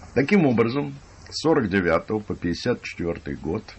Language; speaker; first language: Russian; native; Russian